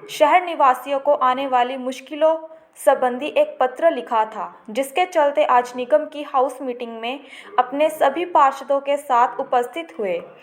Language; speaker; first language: Hindi; non-native, local second language; Punjabi